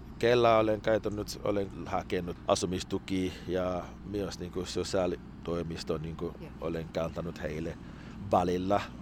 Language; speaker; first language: Finnish; non-native, fluent; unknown